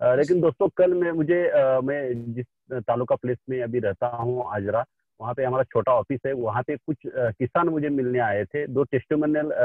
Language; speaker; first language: Hindi; non-native, local second language; Marathi